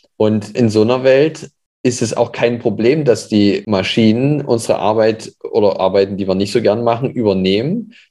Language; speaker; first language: German; native; German